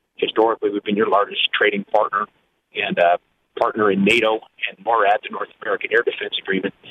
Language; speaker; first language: English; native; English